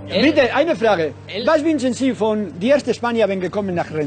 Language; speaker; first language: German; non-native, learner; Spanish